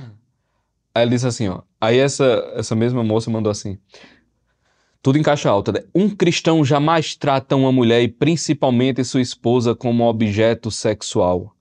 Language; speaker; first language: Portuguese; native; Portuguese